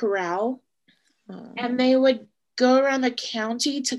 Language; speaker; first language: English; native; English